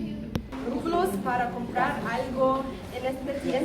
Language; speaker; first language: Spanish; non-native, learner; Russian